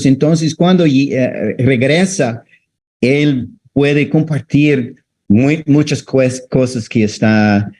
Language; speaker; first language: Spanish; non-native, fluent; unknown